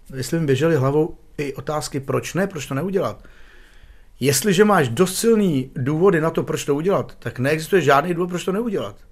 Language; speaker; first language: Czech; native; Czech